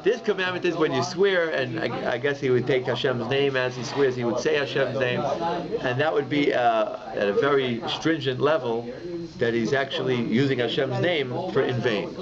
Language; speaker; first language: English; native; English